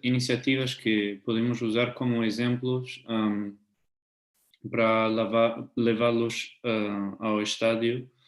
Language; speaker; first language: Portuguese; non-native, fluent; German